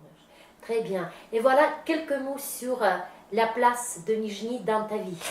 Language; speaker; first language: French; non-native, fluent; Russian